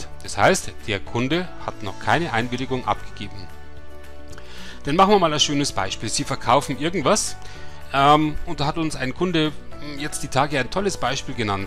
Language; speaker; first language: German; native; German